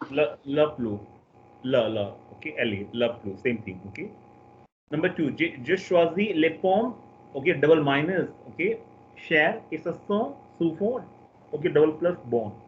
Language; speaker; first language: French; non-native, fluent; Hindi